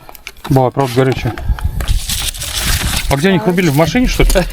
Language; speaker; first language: Russian; native; Russian